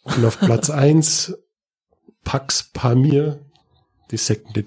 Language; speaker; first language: German; native; German